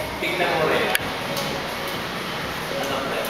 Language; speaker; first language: Filipino; native; Filipino